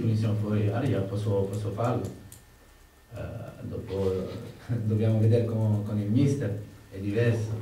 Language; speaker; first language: Italian; non-native, learner; French